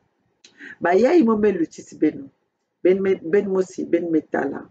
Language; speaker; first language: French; non-native, local second language; Kongo